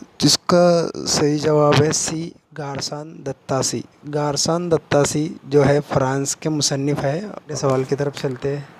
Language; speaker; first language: Urdu; native; Urdu